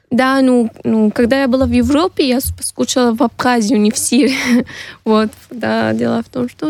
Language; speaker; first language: Russian; non-native, learner; Arabic